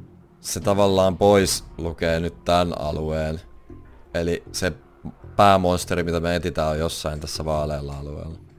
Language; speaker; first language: Finnish; native; Finnish